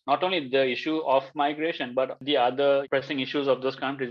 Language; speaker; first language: English; non-native, local second language; Sinhala